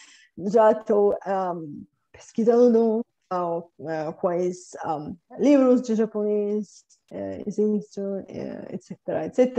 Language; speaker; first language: Portuguese; non-native, fluent; Bulgarian